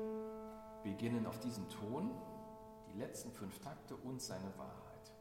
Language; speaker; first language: German; native; German